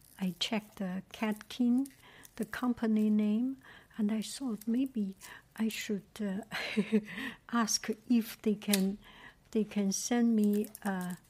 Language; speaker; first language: English; non-native, fluent; Chinese